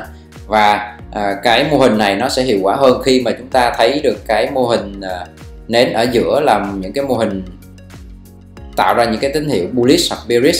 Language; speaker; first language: Vietnamese; native; Vietnamese